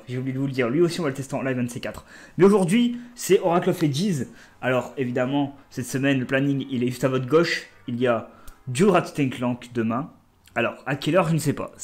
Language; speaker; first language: French; native; French